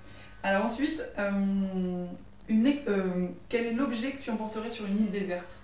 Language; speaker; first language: French; native; French